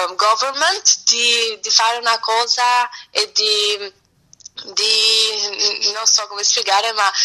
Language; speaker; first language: Italian; non-native, fluent; Albanian